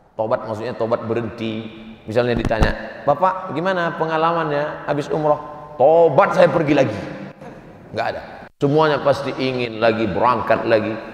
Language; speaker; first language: Indonesian; native; Indonesian